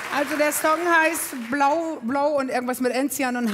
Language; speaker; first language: German; native; German